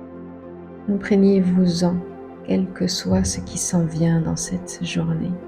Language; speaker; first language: French; native; French